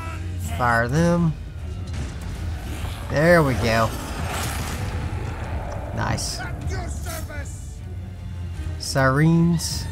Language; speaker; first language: English; native; English